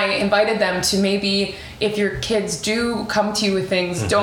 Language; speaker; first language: English; native; English